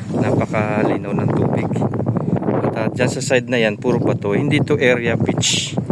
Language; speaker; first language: Filipino; non-native, local second language; Pampanga